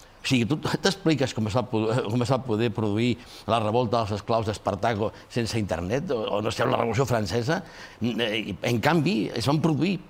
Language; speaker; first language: Catalan; non-native, local second language; Spanish